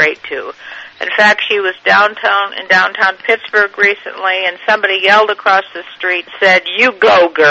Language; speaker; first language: English; native; English